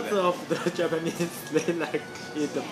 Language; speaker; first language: English; non-native, learner; Chinese